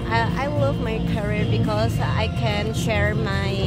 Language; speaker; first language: English; non-native, learner; Indonesian